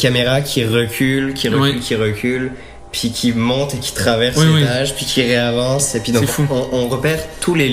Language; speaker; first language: French; native; French